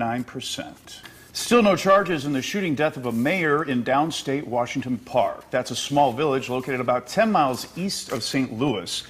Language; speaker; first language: English; native; English